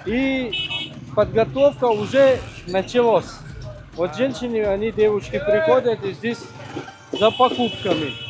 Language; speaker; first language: Russian; non-native, fluent; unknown